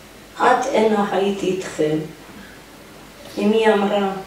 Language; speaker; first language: Hebrew; non-native, fluent; Polish